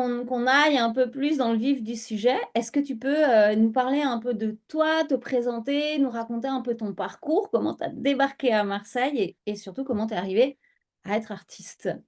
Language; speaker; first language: French; native; French